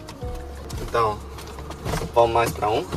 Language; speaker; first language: Portuguese; non-native, learner; Japanese